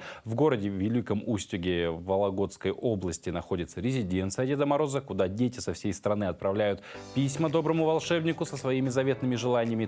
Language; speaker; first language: Russian; native; Russian